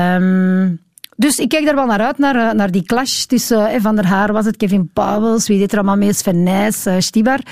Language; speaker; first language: Dutch; native; Dutch